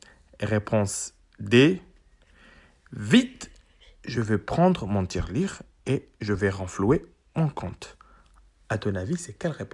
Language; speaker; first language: French; native; French